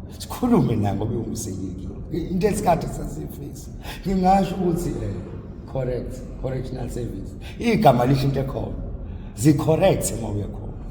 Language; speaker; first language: Zulu; native; Zulu